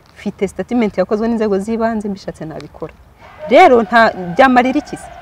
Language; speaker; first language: Kinyarwanda; early bilingual, other home language; Rundi